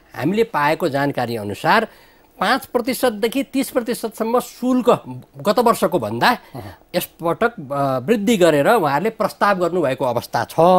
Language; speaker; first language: Nepali; native; Nepali